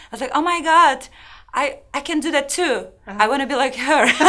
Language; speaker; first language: English; non-native, fluent; Russian